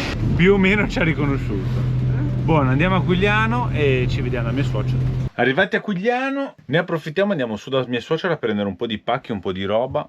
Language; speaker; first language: Italian; native; Italian